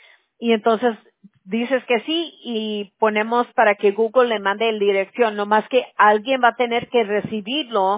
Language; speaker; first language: Spanish; early bilingual, heritage; Spanish